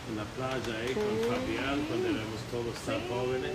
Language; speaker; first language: Spanish; non-native, fluent; English